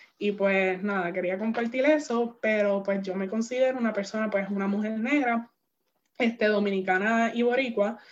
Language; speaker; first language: Spanish; native; Spanish